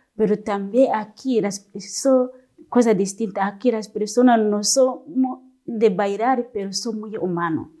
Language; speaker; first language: Spanish; non-native, learner; Kinyarwanda